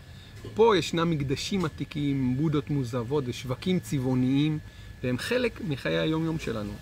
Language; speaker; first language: Hebrew; native; Hebrew